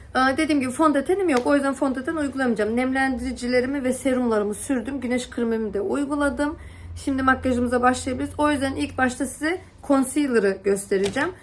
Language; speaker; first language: Turkish; early bilingual, heritage; Turkish